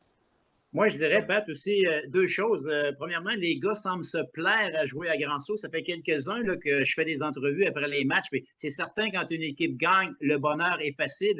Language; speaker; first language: French; native; French